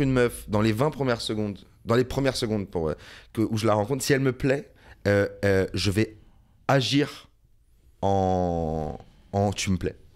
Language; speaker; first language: French; native; French